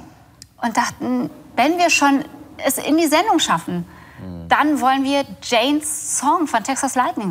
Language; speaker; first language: German; native; German